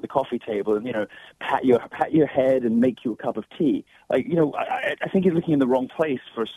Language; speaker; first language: English; native; English